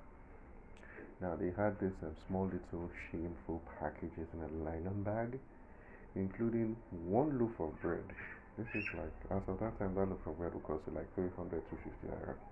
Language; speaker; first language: English; non-native, local second language; Yoruba